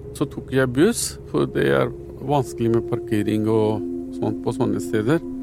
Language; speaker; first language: Norwegian; non-native, fluent; Punjabi